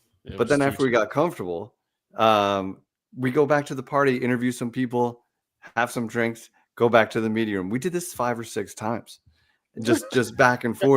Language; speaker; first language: English; native; English